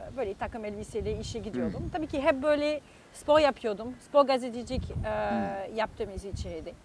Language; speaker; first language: Turkish; non-native, fluent; French